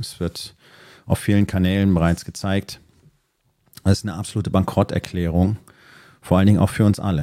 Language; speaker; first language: German; native; German